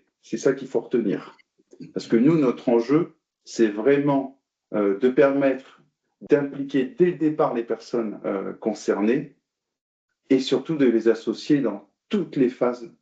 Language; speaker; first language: French; native; French